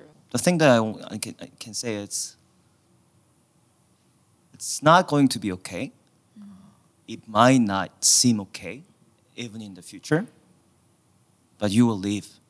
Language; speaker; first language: English; non-native, fluent; Korean